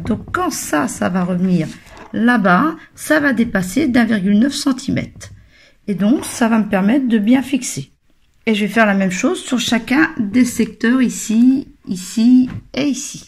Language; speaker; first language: French; native; French